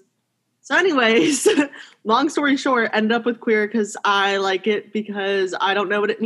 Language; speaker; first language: English; native; English